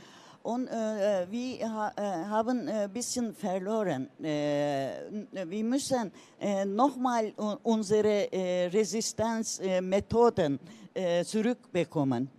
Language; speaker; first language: German; non-native, learner; Turkish